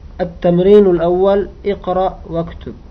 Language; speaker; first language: Arabic; non-native, fluent; Uzbek